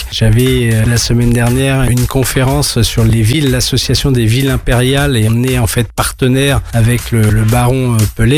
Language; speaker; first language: French; native; French